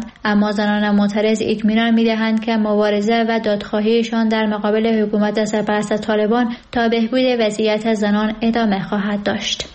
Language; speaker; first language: Persian; native; Persian